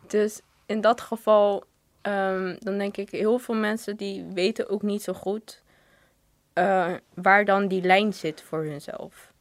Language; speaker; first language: Dutch; native; Dutch